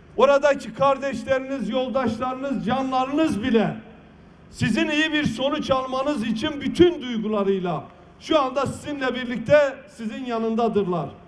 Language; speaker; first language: Turkish; non-native, local second language; Kurdish